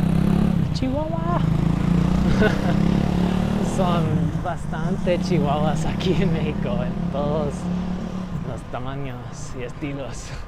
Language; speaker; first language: Spanish; non-native, learner; English